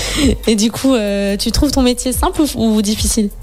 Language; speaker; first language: French; native; French